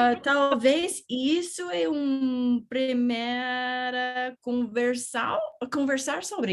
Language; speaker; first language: Portuguese; non-native, learner; English